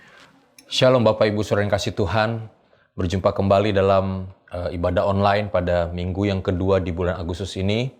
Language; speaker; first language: Indonesian; native; Indonesian